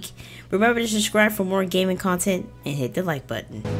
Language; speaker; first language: English; non-native, fluent; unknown